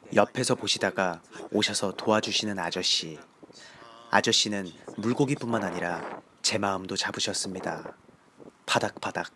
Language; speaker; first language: Korean; native; Korean